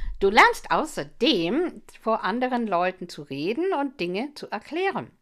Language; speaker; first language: German; non-native, fluent; English